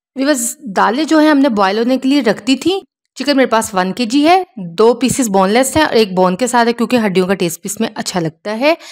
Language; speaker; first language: Urdu; native; Urdu